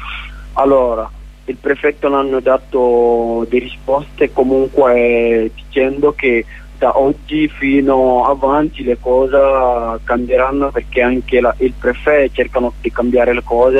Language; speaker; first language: Italian; non-native, learner; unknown